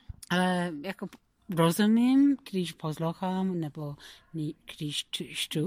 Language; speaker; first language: Czech; non-native, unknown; English